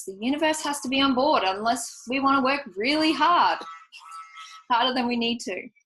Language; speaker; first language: English; native; English